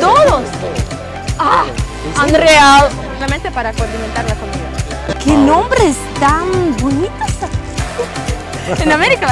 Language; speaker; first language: Spanish; non-native, fluent; Russian